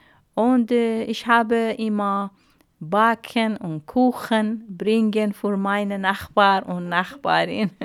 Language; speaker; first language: German; non-native, learner; Arabic